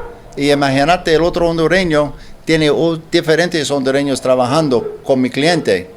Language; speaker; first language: Spanish; non-native, learner; English